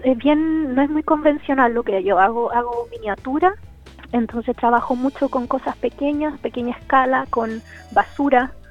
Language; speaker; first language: Spanish; native; Spanish